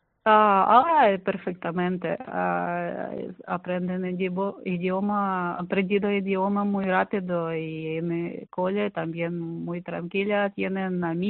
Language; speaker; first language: Spanish; non-native, learner; Ukrainian